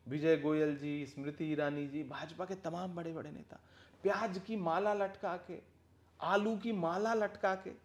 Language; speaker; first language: Hindi; native; Hindi